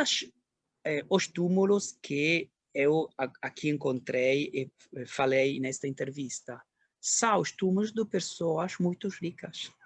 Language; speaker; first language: Portuguese; non-native, learner; Italian